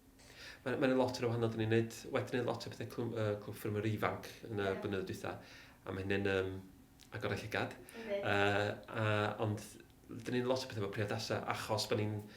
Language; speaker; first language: Welsh; native; Welsh